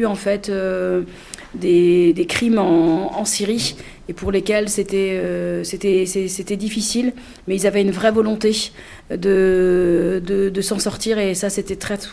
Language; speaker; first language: French; native; French